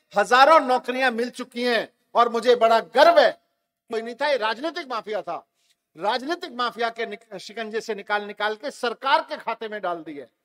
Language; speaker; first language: Hindi; native; Hindi